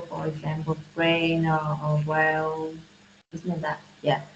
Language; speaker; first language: English; non-native, learner; Vietnamese